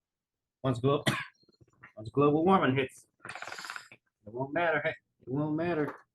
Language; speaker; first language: English; native; English